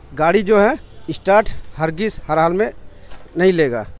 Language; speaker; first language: Hindi; non-native, local second language; Bangla